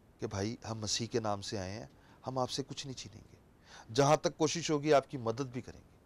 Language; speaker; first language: Urdu; non-native, local second language; Punjabi